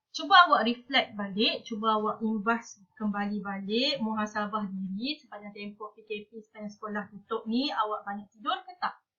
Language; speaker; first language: Malay; native; Malay